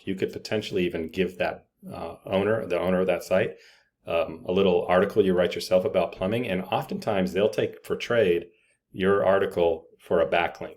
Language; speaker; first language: English; native; English